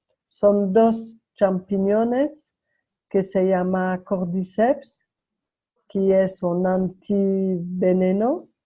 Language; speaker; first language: Spanish; non-native, learner; French